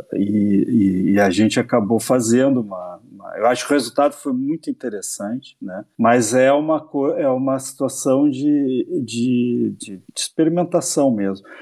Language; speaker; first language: Portuguese; native; Portuguese